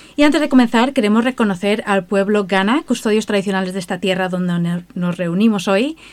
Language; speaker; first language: Spanish; native; Spanish